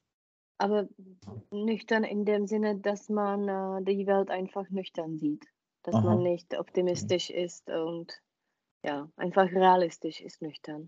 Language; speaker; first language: German; non-native, fluent; Czech